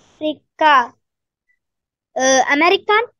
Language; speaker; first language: English; non-native, learner; Tamil